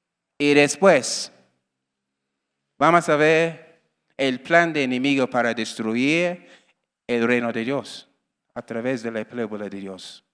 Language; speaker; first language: Spanish; non-native, learner; English